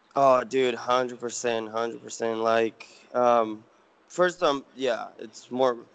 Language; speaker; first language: English; non-native, fluent; Spanish